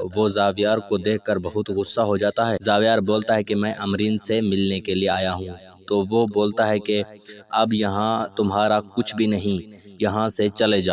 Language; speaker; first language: Urdu; native; Urdu